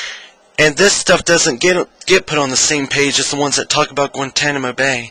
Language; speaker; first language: English; native; English